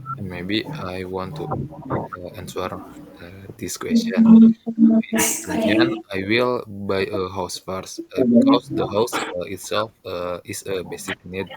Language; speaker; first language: English; non-native, learner; Indonesian